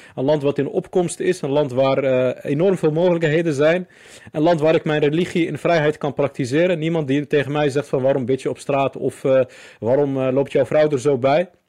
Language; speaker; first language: Dutch; early bilingual, other home language; Arabic